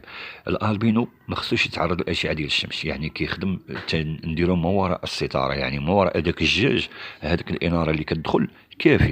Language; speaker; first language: Arabic; native; Arabic